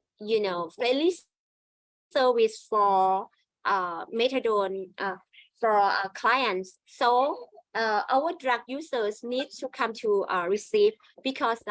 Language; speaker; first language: English; non-native, learner; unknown